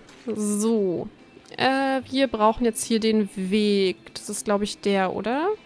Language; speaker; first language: German; native; German